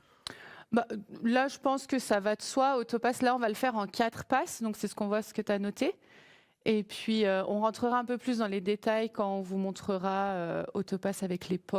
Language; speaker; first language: French; native; French